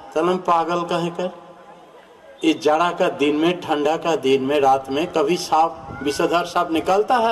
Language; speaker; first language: Hindi; non-native, local second language; Bangla